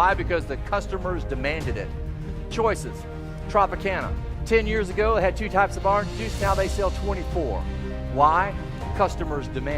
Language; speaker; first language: English; native; English